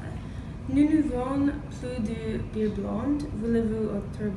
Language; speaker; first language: French; non-native, learner; English